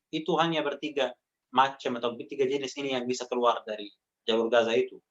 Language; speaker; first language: Indonesian; non-native, fluent; Arabic